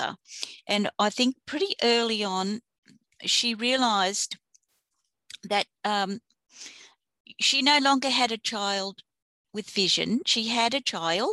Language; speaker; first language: English; native; English